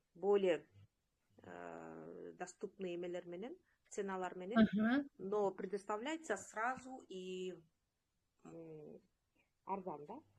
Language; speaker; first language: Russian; non-native, local second language; Kyrgyz